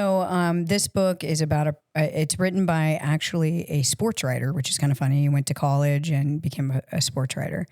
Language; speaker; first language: English; native; English